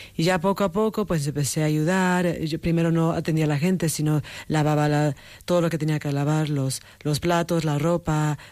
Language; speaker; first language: Spanish; native; Spanish